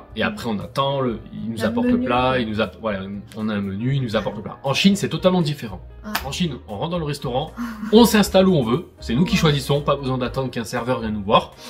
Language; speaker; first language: French; native; French